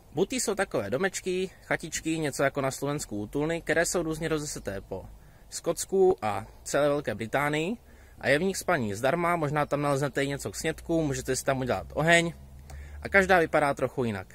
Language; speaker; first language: Czech; native; Czech